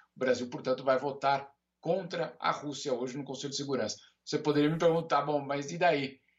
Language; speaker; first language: Portuguese; native; Portuguese